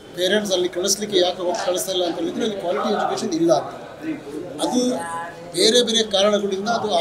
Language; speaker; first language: Kannada; non-native, local second language; Urdu